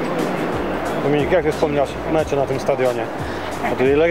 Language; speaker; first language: Polish; native; Polish